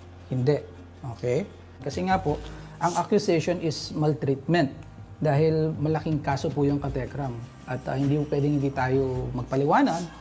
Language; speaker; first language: Filipino; native; Filipino